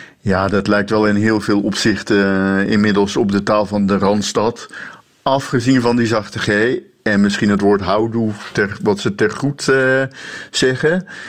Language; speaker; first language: Dutch; native; Dutch